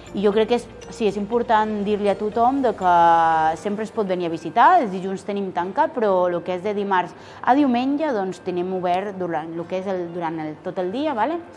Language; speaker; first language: Catalan; non-native, fluent; Spanish